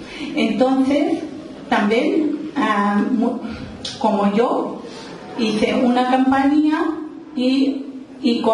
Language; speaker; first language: Spanish; non-native, local second language; Urdu